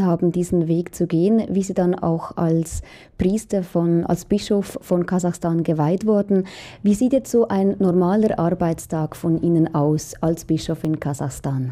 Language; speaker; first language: German; native; German